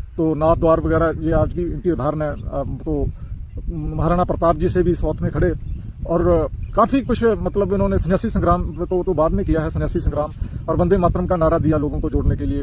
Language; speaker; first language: Hindi; non-native, local second language; Punjabi